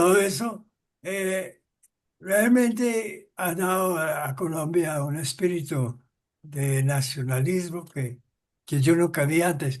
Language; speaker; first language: Spanish; non-native, fluent; English